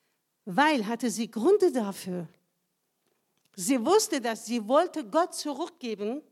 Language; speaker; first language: German; non-native, fluent; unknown